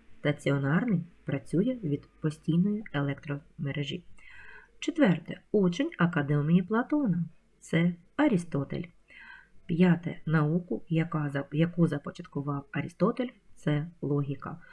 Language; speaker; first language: Ukrainian; native; Ukrainian